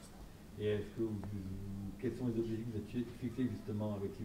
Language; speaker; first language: French; native; French